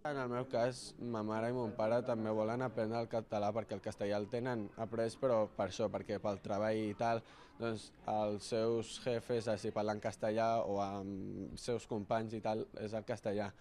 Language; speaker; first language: Catalan; early bilingual, other home language; Arabic